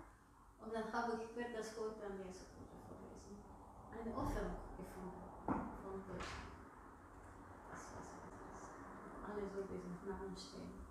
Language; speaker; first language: German; non-native, learner; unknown